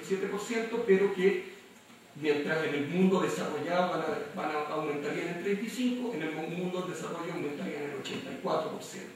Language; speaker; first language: Spanish; native; Spanish